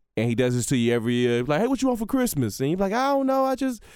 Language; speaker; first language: English; native; English